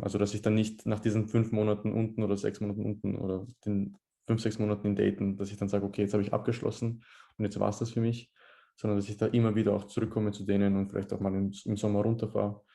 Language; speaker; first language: German; early bilingual, other home language; Bosnian